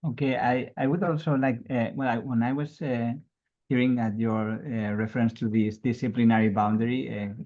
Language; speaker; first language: English; non-native, fluent; Catalan